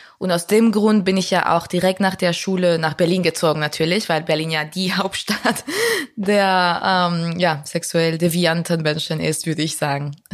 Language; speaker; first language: German; non-native, fluent; Spanish